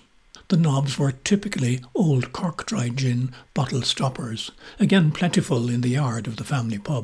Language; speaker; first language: English; native; English